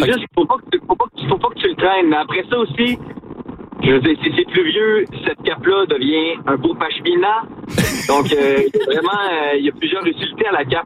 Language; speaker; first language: French; native; French